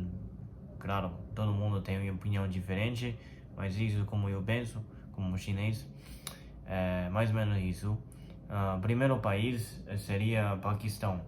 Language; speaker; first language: Portuguese; non-native, fluent; Chinese